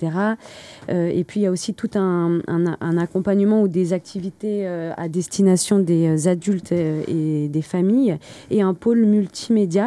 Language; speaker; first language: French; native; French